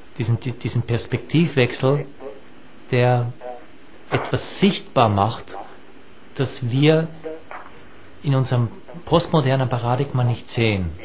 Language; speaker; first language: German; native; German